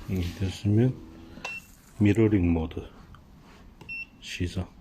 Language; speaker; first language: Korean; native; Korean